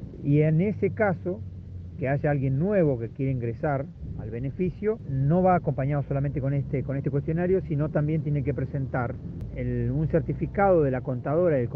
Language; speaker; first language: Spanish; native; Spanish